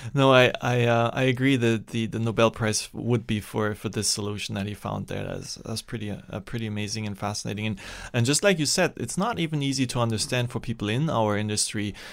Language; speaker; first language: English; non-native, fluent; German